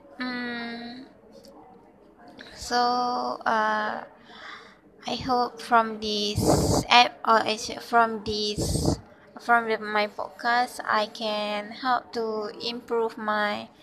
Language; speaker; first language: English; non-native, learner; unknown